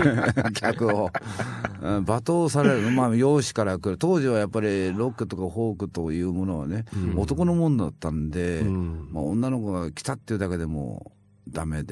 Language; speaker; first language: Japanese; native; Japanese